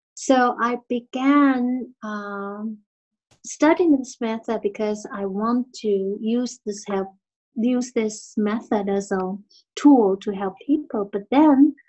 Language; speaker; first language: English; non-native, fluent; Chinese